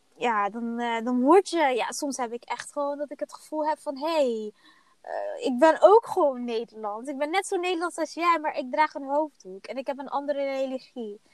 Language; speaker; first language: Dutch; early bilingual, other home language; Somali